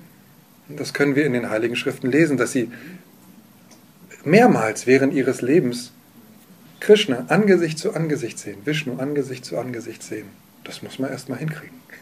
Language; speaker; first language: German; native; German